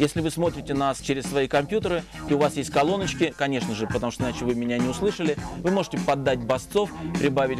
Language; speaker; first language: Russian; native; Russian